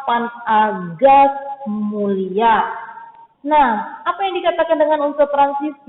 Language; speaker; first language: Indonesian; native; Indonesian